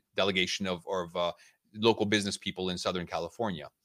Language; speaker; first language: English; native; English